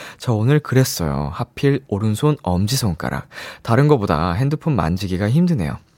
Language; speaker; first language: Korean; native; Korean